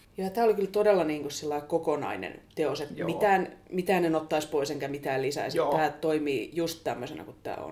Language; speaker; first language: Finnish; native; Finnish